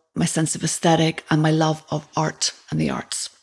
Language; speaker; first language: English; native; English